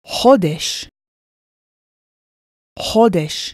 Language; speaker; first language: Hebrew; non-native, fluent; English